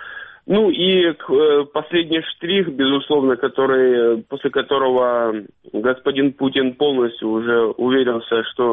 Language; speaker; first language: Russian; native; Russian